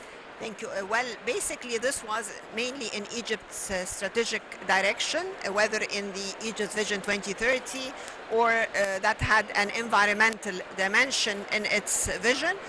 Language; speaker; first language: English; non-native, fluent; Arabic